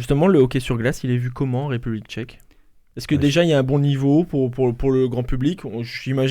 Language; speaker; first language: French; native; French